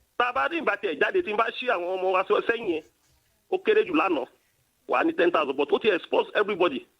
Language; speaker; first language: Yoruba; native; Yoruba